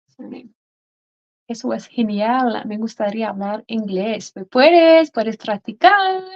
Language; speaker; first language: Spanish; non-native, fluent; English